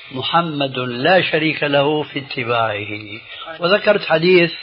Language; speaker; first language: Arabic; early bilingual, other home language; Albanian